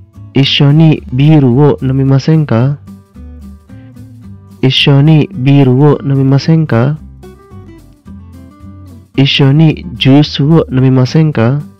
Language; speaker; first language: Japanese; non-native, fluent; Indonesian